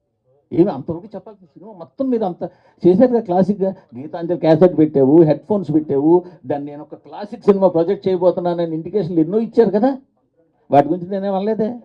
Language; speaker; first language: Telugu; native; Telugu